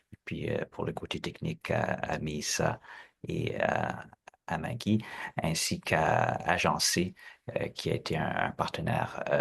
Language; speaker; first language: French; native; French